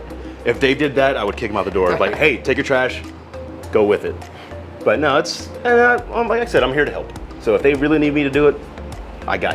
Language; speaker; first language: English; native; English